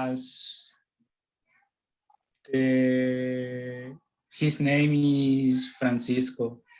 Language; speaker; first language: English; non-native, learner; Spanish